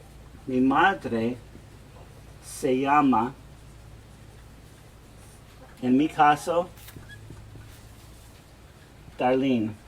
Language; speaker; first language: Spanish; non-native, fluent; English